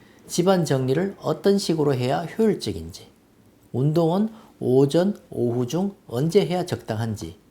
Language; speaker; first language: Korean; native; Korean